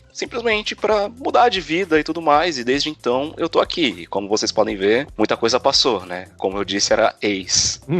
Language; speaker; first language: Portuguese; native; Portuguese